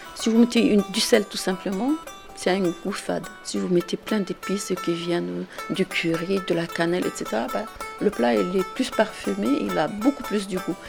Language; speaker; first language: French; non-native, local second language; Arabic